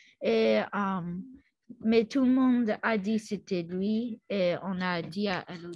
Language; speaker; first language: French; non-native, learner; English